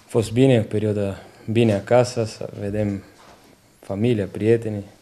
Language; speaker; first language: Romanian; non-native, fluent; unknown